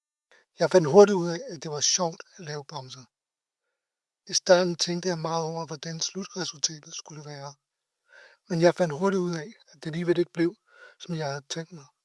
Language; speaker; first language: Danish; native; Danish